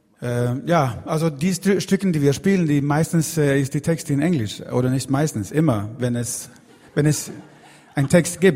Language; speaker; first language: German; non-native, learner; Swedish